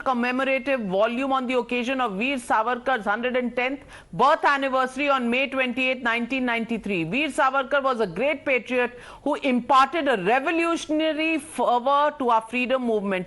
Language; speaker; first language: English; non-native, local second language; Hindi